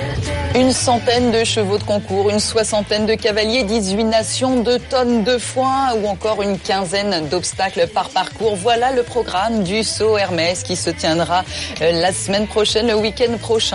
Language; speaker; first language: French; native; French